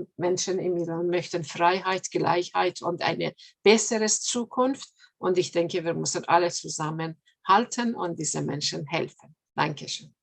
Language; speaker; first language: German; non-native, fluent; Persian